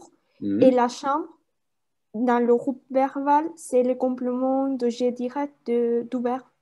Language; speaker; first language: French; non-native, fluent; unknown